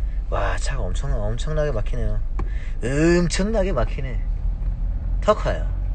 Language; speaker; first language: Korean; early bilingual, heritage; Korean